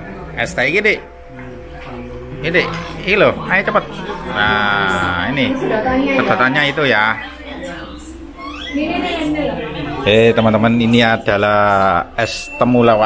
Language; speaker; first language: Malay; non-native, local second language; Javanese